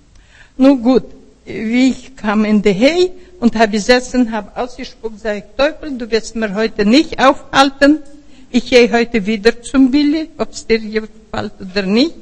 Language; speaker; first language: German; non-native, fluent; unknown